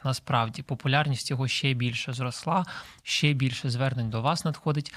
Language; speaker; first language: Ukrainian; native; Ukrainian